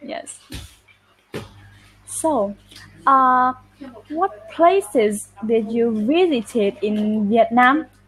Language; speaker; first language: English; non-native, learner; Vietnamese